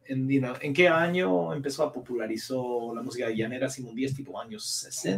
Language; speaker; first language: Spanish; non-native, fluent; English